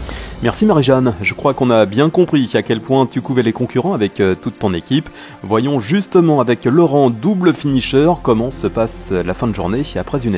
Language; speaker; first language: French; native; French